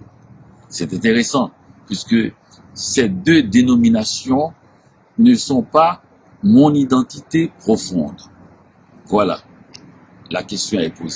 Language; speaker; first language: French; non-native, local second language; Haitian Creole